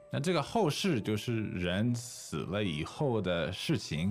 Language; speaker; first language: Chinese; non-native, fluent; English